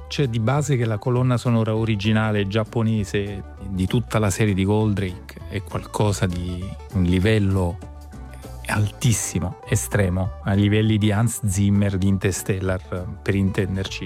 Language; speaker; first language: Italian; native; Italian